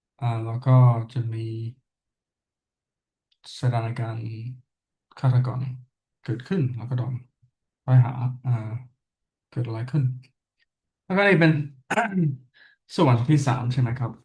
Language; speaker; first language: Thai; non-native, learner; English